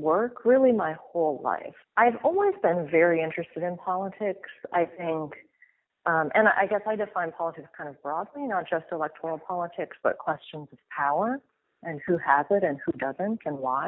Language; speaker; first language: English; native; English